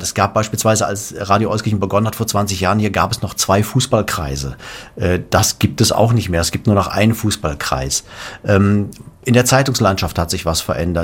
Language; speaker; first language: German; native; German